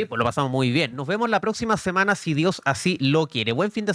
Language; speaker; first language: Spanish; native; Spanish